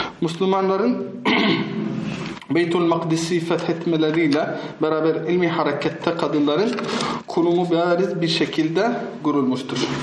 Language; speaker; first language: Turkish; non-native, fluent; Arabic